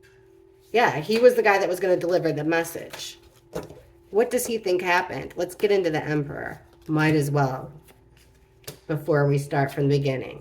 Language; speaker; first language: English; native; English